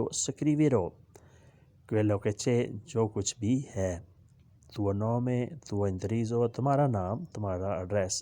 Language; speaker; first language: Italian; non-native, learner; Urdu